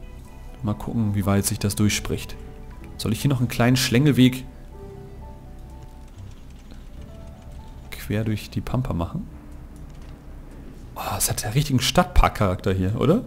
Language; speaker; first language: German; native; German